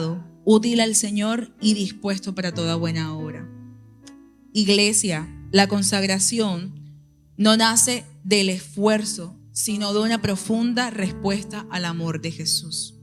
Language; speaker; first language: Spanish; native; Spanish